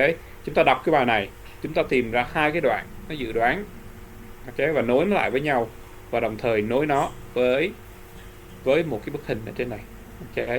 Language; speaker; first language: Vietnamese; native; Vietnamese